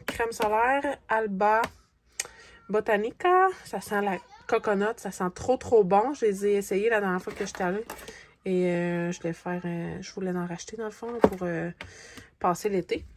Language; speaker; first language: French; native; French